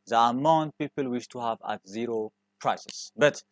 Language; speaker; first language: English; non-native, local second language; Amharic